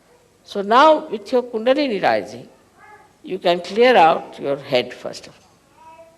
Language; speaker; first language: English; non-native, local second language; Hindi